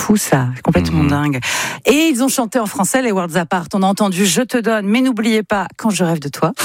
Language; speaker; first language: French; native; French